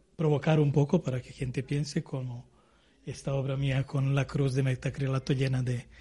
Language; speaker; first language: Spanish; non-native, learner; Serbian